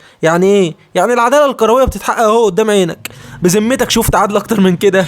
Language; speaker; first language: Arabic; native; Arabic